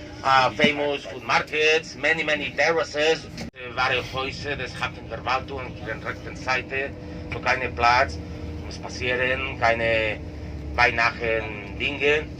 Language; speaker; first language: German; non-native, learner; Catalan